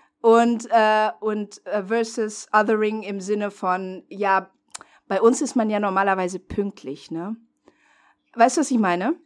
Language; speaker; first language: German; non-native, fluent; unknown